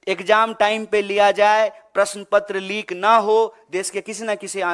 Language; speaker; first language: Hindi; native; Hindi